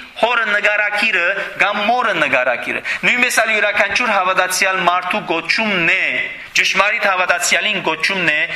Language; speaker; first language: Armenian; early bilingual, heritage; Armenian